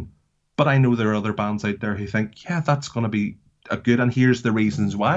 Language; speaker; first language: English; native; English